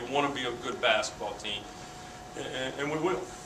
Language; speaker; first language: English; native; English